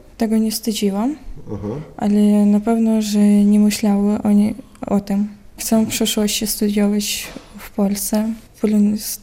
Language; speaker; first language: Polish; non-native, learner; Russian